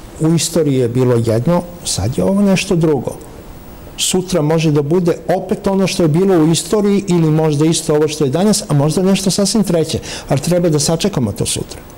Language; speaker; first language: Serbian; native; Serbian